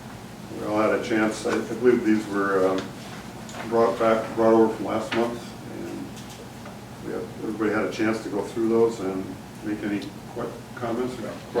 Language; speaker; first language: English; native; English